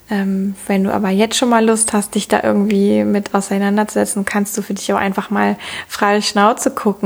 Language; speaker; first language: German; native; German